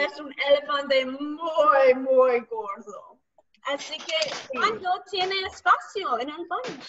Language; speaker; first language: Spanish; non-native, learner; English